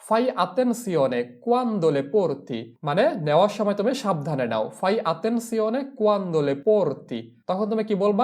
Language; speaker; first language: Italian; non-native, fluent; Bangla